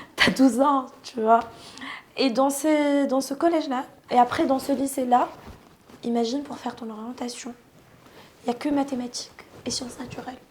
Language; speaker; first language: French; non-native, local second language; Arabic